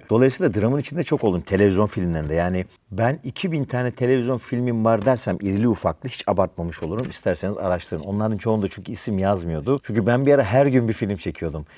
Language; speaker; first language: Turkish; native; Turkish